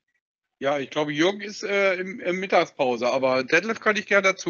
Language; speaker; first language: German; native; German